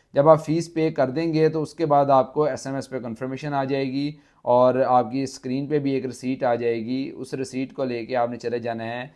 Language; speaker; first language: Urdu; non-native, local second language; Punjabi